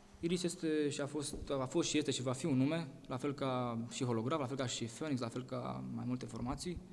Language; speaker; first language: Romanian; native; Romanian